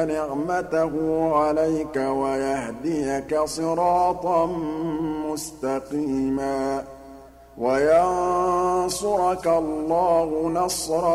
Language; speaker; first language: Arabic; native; Arabic